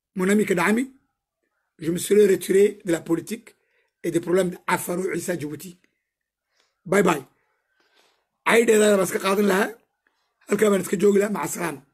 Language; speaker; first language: French; non-native, local second language; Somali